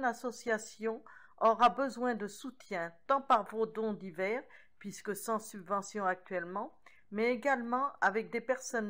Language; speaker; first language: French; native; French